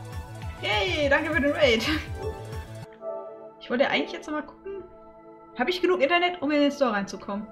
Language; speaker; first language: German; native; German